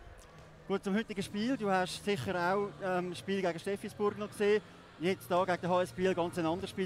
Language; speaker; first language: German; native; German